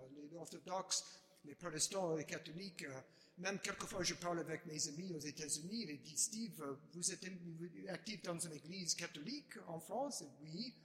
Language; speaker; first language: French; non-native, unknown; English